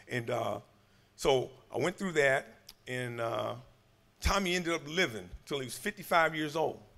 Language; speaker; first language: English; native; English